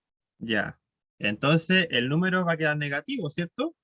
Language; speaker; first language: Spanish; native; Spanish